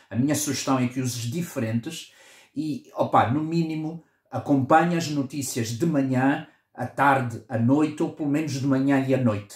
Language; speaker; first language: Portuguese; native; Portuguese